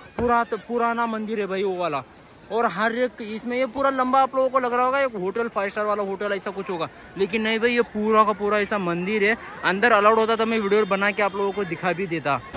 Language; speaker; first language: Hindi; non-native, local second language; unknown